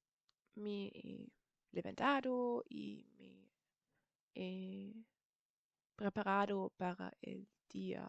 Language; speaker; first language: Spanish; non-native, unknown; German